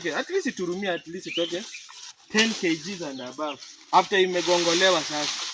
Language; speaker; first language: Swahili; non-native, local second language; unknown